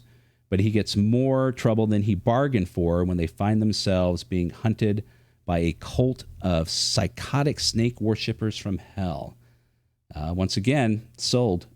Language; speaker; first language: English; native; English